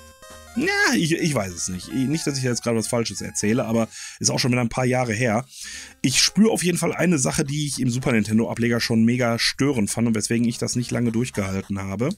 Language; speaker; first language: German; native; German